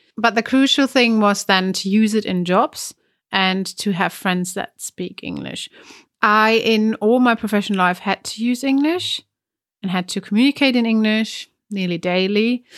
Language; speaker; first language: English; non-native, fluent; German